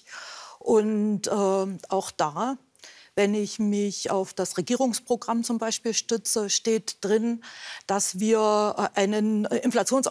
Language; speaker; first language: German; native; German